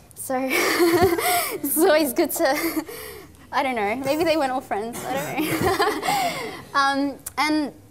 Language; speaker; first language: English; native; English